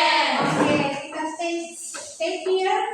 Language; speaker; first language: English; non-native, learner; Indonesian